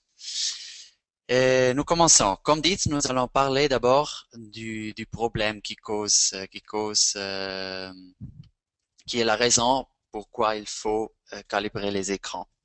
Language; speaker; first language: French; non-native, fluent; Spanish